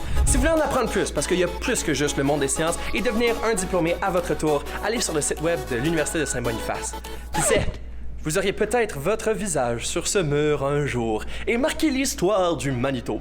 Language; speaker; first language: French; native; French